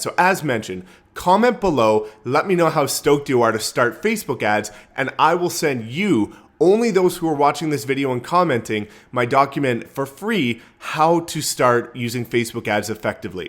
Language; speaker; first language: English; native; English